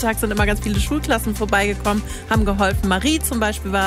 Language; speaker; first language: German; native; German